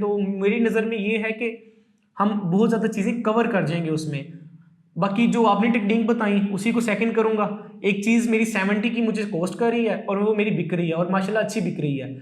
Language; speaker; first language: Urdu; non-native, local second language; Punjabi